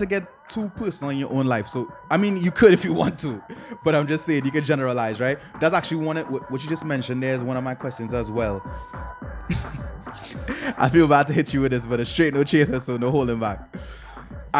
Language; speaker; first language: English; native; English